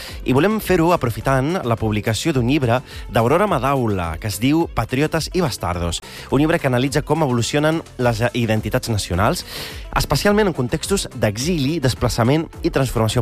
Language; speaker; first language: Catalan; early bilingual, other home language; Arabic